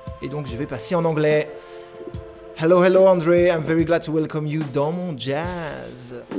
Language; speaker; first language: French; native; French